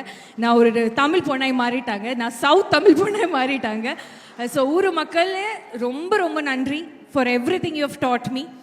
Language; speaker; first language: Tamil; non-native, fluent; Malayalam